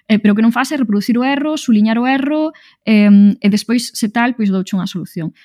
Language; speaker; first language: Galician; native; Galician